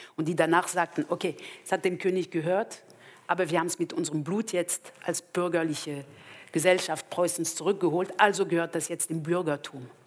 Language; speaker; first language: German; non-native, fluent; French